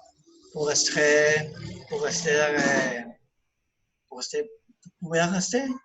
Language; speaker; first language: French; non-native, learner; Spanish